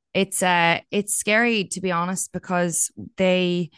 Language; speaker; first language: English; native; English